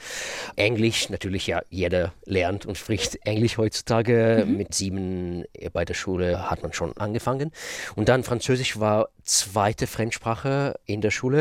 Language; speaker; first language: German; non-native, fluent; Russian